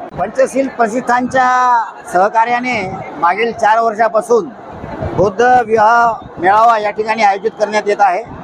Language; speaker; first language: Marathi; native; Marathi